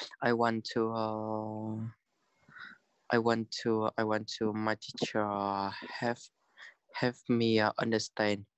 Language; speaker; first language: English; non-native, learner; Vietnamese